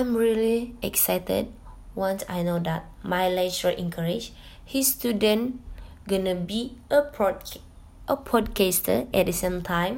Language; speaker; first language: English; non-native, local second language; Malay